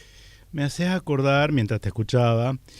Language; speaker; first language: Spanish; native; Spanish